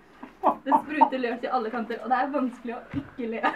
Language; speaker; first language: Norwegian; native; Norwegian